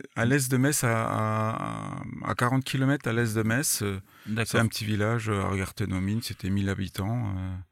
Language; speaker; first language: French; native; French